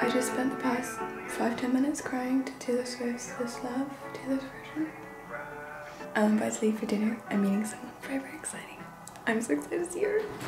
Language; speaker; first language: English; native; English